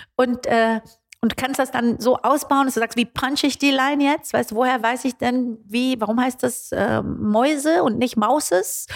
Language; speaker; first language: German; early bilingual, other home language; Persian